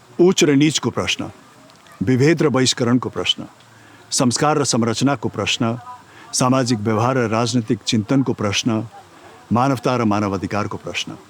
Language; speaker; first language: Nepali; native; Nepali